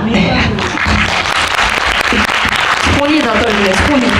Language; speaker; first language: Korean; native; Korean